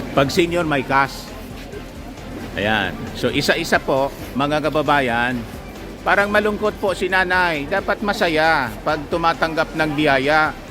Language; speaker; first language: Filipino; non-native, local second language; Bikol